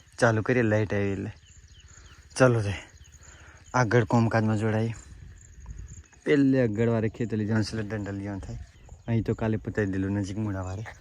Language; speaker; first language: Gujarati; non-native, local second language; Rathawi